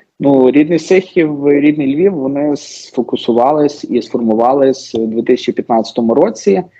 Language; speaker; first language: Ukrainian; native; Ukrainian